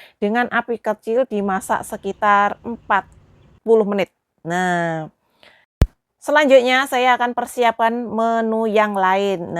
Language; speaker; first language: Indonesian; non-native, local second language; Javanese